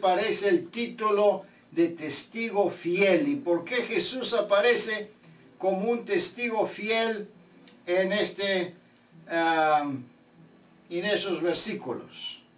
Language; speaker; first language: Spanish; non-native, fluent; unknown